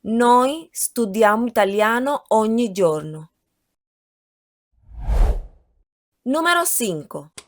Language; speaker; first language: Italian; non-native, fluent; Spanish